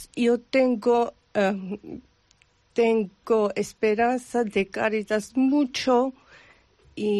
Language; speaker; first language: Spanish; non-native, learner; Georgian